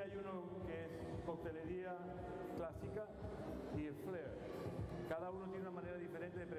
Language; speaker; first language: Spanish; native; Spanish